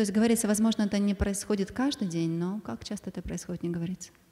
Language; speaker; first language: Russian; native; Russian